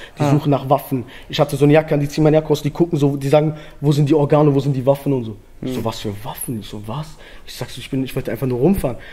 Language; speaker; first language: German; early bilingual, other home language; Albanian